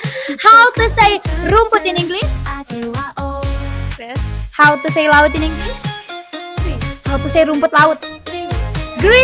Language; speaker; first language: English; non-native, fluent; Indonesian